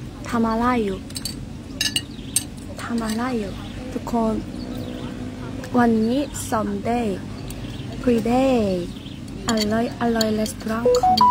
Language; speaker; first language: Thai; non-native, learner; Korean